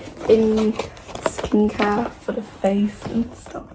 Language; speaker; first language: English; non-native, learner; Indonesian